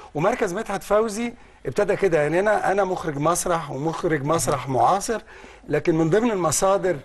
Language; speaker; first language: Arabic; native; Arabic